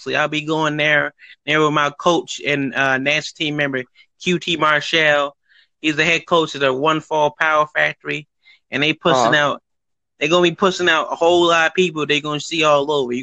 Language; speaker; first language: English; native; English